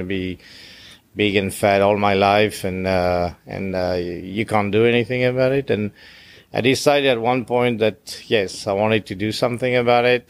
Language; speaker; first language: English; non-native, fluent; French